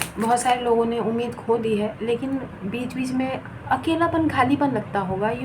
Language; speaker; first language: Hindi; non-native, local second language; Bangla